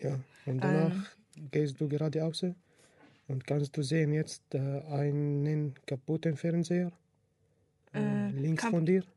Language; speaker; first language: German; non-native, learner; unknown